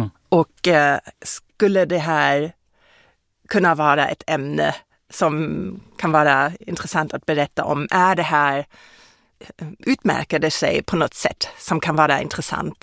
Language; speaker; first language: Swedish; non-native, fluent; German